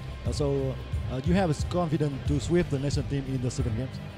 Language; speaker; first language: English; non-native, learner; Vietnamese